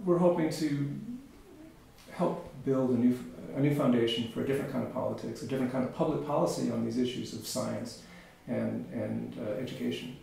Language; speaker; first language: English; native; English